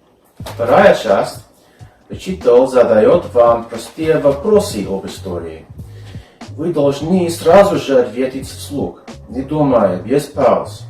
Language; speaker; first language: Russian; non-native, fluent; English